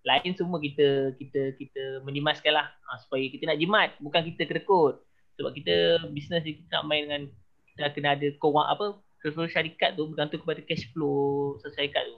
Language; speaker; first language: Malay; native; Malay